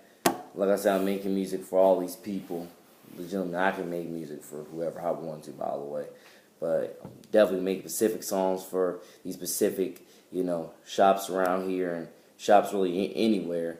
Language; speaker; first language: English; native; English